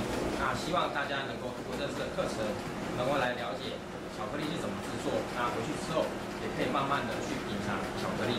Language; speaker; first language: Chinese; native; Chinese